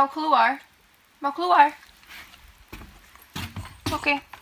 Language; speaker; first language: Indonesian; non-native, fluent; English